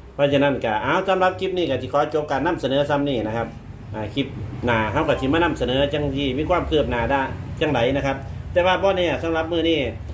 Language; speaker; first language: Thai; native; Thai